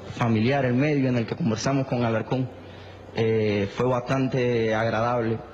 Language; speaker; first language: Spanish; native; Spanish